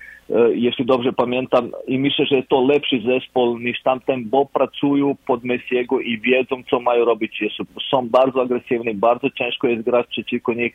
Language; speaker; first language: Polish; non-native, fluent; Croatian